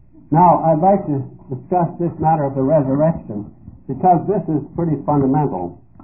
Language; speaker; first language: English; early bilingual, other home language; Dutch